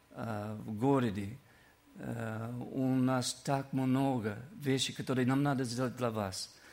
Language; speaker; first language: Russian; non-native, learner; English